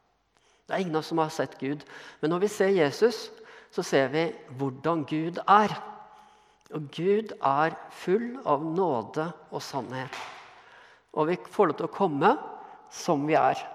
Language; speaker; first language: Norwegian; native; Norwegian